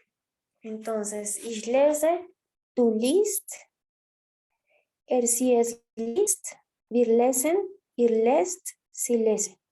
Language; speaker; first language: German; non-native, fluent; Spanish